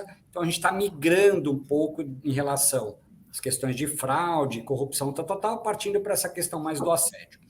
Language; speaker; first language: Portuguese; native; Portuguese